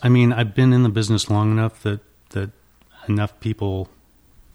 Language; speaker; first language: English; native; English